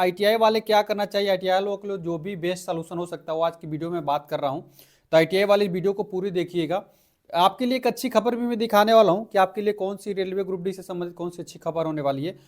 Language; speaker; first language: Hindi; native; Hindi